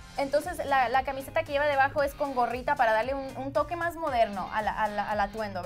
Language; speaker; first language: Spanish; native; Spanish